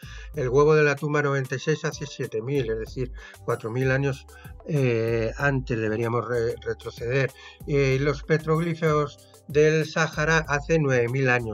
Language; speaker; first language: Spanish; native; Spanish